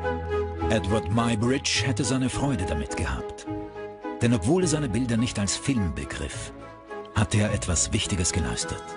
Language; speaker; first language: German; native; German